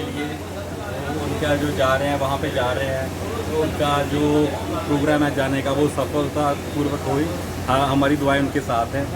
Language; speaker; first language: Hindi; non-native, local second language; Punjabi